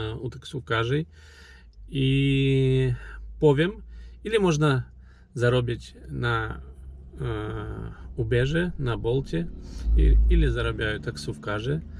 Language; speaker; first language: Polish; non-native, learner; Ukrainian